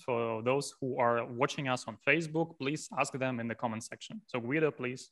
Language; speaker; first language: English; non-native, fluent; Ukrainian